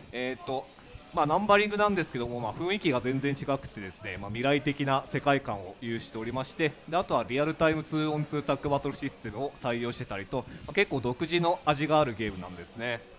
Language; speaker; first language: Japanese; native; Japanese